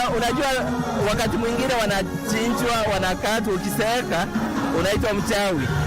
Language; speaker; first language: Swahili; non-native, local second language; Gusii